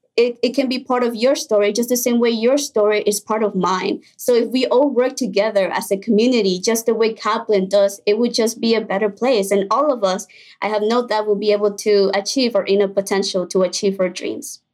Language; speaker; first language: English; early bilingual, other home language; Spanish